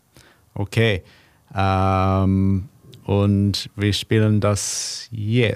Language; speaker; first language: German; non-native, learner; English